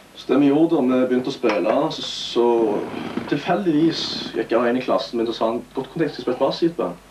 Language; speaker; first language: Norwegian; native; Norwegian